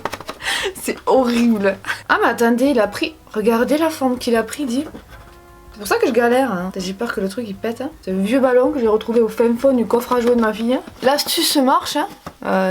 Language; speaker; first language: French; native; French